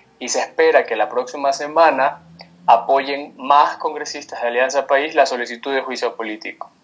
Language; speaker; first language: Spanish; native; Spanish